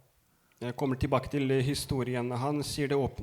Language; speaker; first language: Norwegian; non-native, fluent; Lithuanian